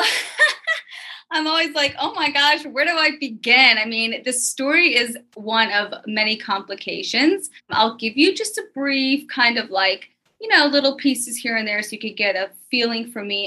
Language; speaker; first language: English; native; English